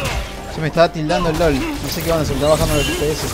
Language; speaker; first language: Spanish; native; Spanish